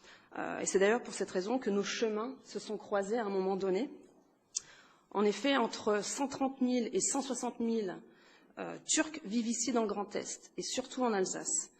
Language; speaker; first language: French; native; French